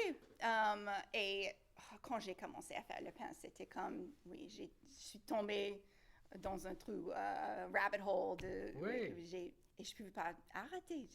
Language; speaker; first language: French; non-native, local second language; English